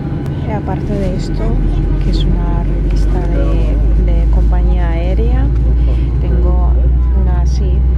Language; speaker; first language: Spanish; non-native, fluent; Russian